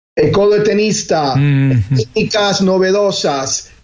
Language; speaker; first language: Spanish; early bilingual, heritage; Spanish